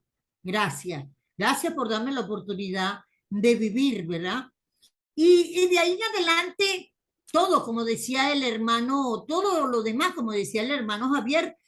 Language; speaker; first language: Spanish; native; Spanish